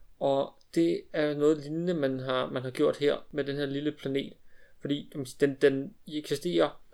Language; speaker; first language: Danish; native; Danish